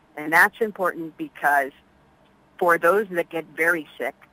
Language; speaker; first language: English; early bilingual, other home language; Spanish